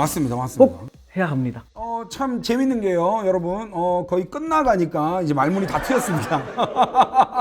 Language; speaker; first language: Korean; native; Korean